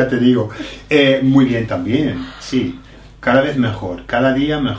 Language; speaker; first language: Spanish; non-native, fluent; English